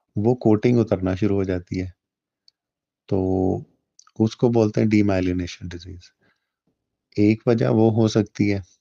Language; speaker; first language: Urdu; native; Urdu